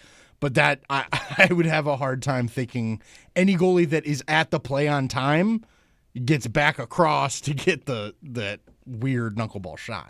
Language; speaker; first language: English; native; English